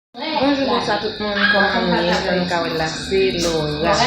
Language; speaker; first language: French; non-native, local second language; Haitian Creole